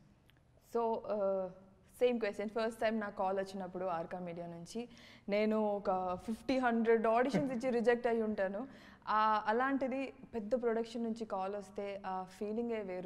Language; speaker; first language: Telugu; native; Telugu